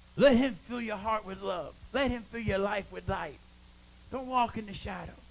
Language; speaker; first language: English; native; English